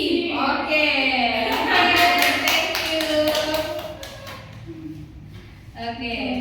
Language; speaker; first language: English; non-native, learner; Indonesian